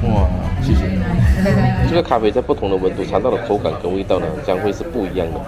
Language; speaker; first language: Chinese; native; Chinese